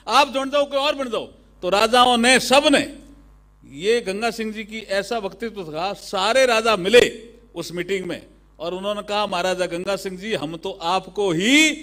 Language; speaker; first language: Hindi; native; Hindi